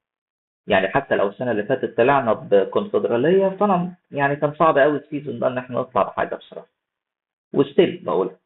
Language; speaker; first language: Arabic; native; Arabic